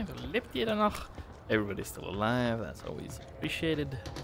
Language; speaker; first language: English; non-native, fluent; German